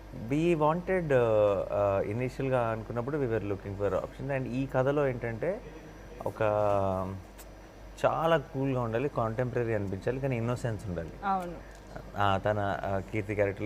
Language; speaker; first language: Telugu; native; Telugu